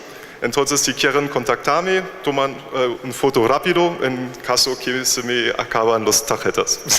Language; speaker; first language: Spanish; non-native, learner; German